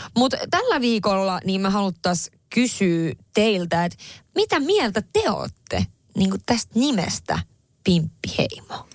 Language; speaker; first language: Finnish; native; Finnish